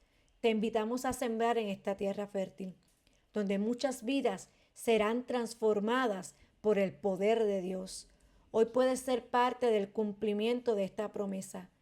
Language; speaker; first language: Spanish; native; Spanish